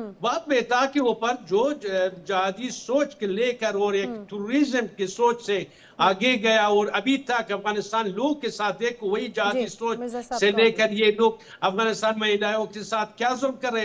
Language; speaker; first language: Hindi; non-native, fluent; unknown